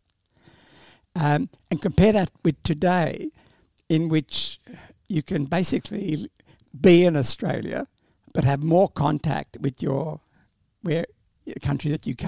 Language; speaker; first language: English; early bilingual, other home language; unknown